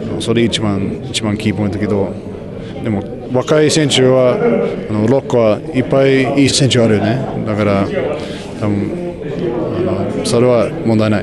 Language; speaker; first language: Japanese; non-native, fluent; English